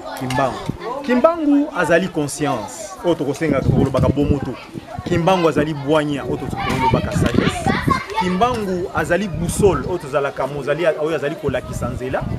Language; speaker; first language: Lingala; non-native, local second language; Kongo